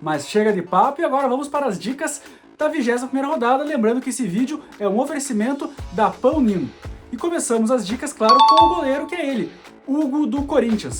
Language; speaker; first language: Portuguese; native; Portuguese